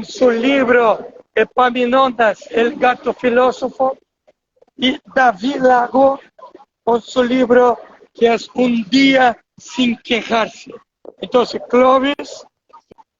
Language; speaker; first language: Spanish; non-native, fluent; Portuguese